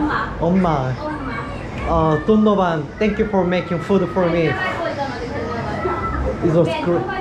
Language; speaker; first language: English; non-native, learner; Korean